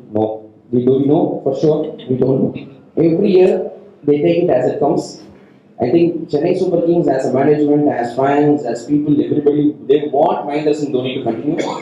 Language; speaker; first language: English; non-native, local second language; Tamil